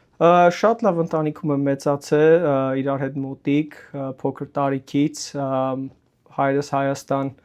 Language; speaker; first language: Armenian; early bilingual, heritage; Armenian